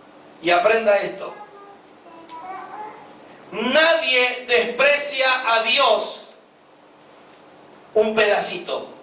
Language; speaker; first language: Spanish; native; Spanish